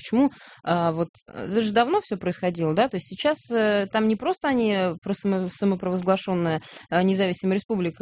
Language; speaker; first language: Russian; native; Russian